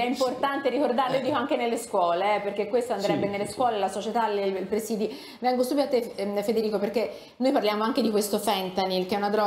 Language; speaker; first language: Italian; native; Italian